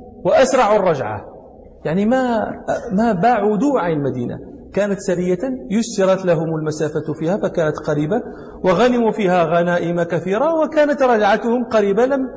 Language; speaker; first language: Arabic; native; Arabic